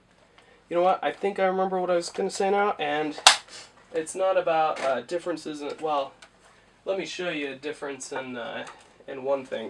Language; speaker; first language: English; native; English